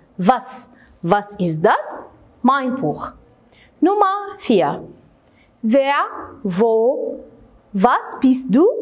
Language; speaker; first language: German; non-native, fluent; Arabic